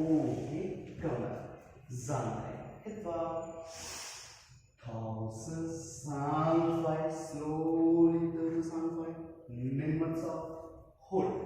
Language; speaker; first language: Vietnamese; non-native, learner; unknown